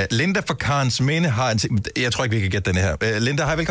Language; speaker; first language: Danish; native; Danish